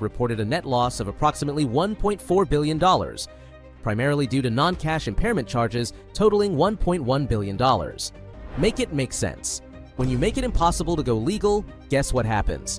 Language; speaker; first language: English; native; English